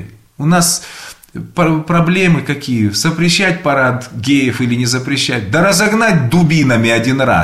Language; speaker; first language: Russian; native; Russian